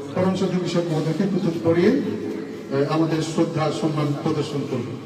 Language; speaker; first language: Bangla; non-native, local second language; Garo